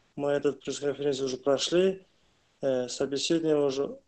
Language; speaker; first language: Russian; non-native, local second language; Kazakh